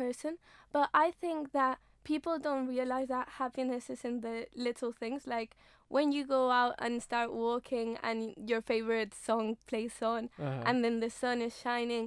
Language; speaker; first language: English; non-native, fluent; Spanish